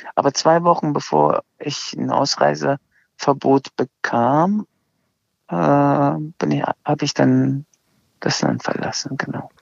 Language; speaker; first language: German; early bilingual, other home language; Azerbaijani